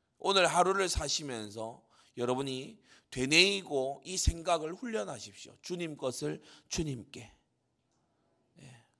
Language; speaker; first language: Korean; native; Korean